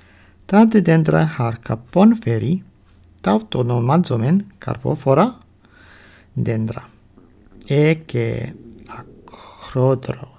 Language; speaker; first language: Greek; non-native, learner; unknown